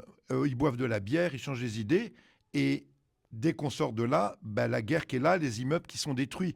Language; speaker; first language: French; native; French